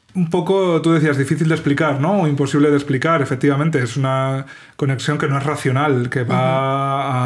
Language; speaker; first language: Spanish; native; Spanish